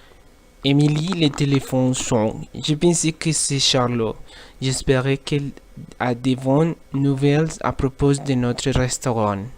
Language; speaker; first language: French; non-native, learner; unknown